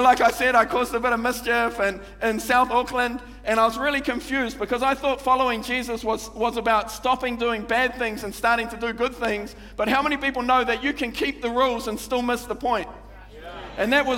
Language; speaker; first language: English; native; English